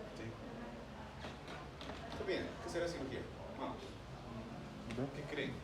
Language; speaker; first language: Spanish; native; Spanish